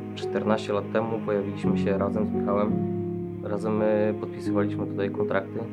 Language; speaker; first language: Polish; native; Polish